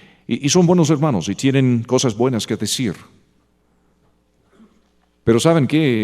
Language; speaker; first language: Spanish; non-native, fluent; English